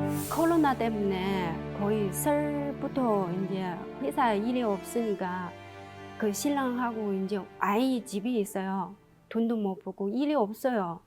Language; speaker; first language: Korean; non-native, learner; Chinese